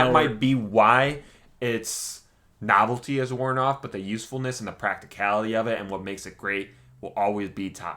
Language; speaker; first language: English; native; English